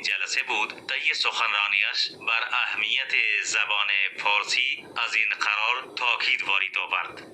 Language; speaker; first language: Persian; non-native, fluent; Urdu